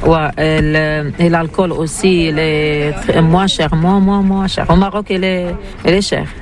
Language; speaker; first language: French; non-native, learner; Arabic